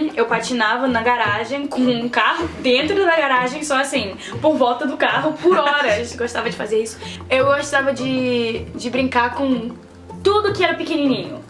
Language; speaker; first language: Portuguese; early bilingual, heritage; Portuguese